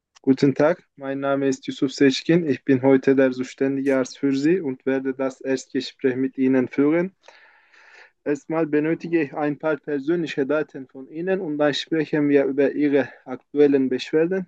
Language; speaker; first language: German; non-native, fluent; Turkish